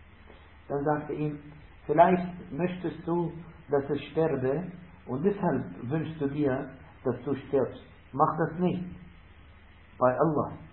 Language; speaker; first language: German; non-native, fluent; Arabic